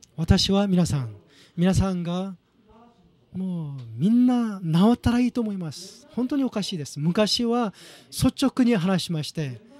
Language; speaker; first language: Japanese; non-native, fluent; Korean